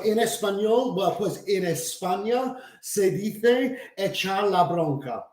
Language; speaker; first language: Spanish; non-native, fluent; English